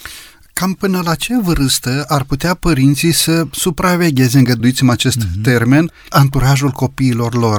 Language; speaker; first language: Romanian; native; Romanian